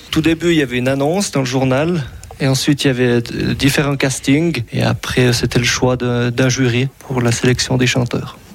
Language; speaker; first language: French; native; French